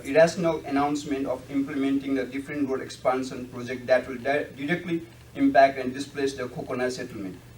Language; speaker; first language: English; non-native, fluent; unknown